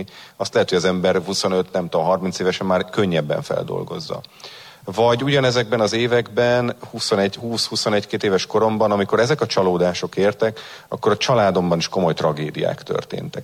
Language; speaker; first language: Hungarian; native; Hungarian